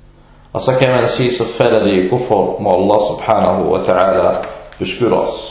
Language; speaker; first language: Danish; early bilingual, other home language; Arabic